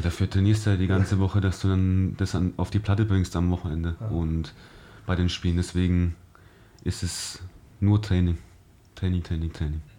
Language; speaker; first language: German; native; German